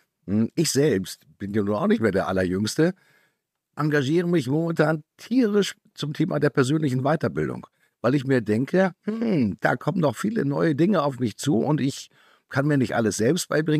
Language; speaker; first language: German; native; German